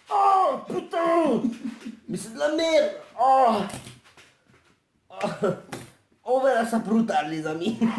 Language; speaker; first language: French; native; French